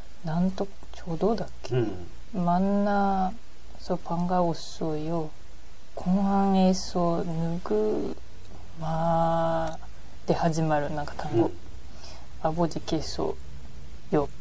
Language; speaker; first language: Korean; non-native, learner; Japanese